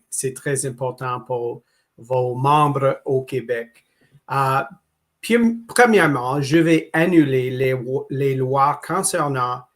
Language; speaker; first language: French; non-native, local second language; English